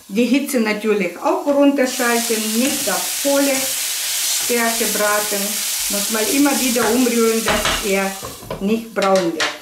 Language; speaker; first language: German; non-native, fluent; Russian